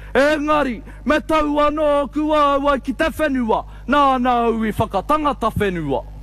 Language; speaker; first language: Māori; native; Māori